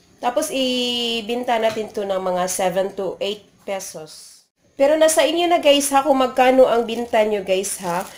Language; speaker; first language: Filipino; non-native, local second language; Cebuano